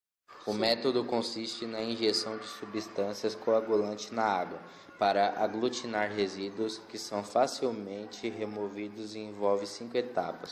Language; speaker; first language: Portuguese; native; Portuguese